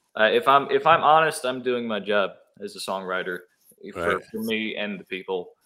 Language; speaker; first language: English; native; English